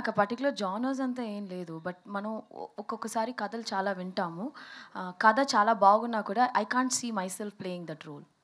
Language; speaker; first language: Telugu; early bilingual, heritage; Telugu